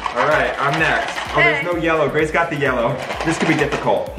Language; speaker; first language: English; native; English